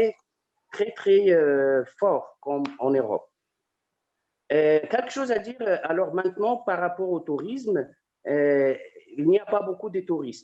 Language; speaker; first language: French; non-native, fluent; Arabic